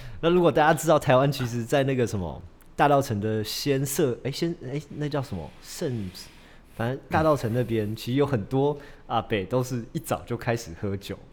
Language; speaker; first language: Chinese; early bilingual, heritage; Chinese